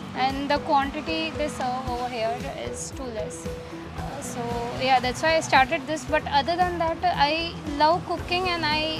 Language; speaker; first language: English; non-native, local second language; Gujarati